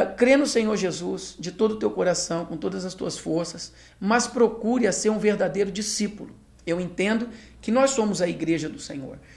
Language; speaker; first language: Portuguese; native; Portuguese